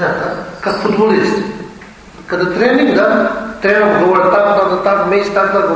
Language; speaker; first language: Russian; non-native, learner; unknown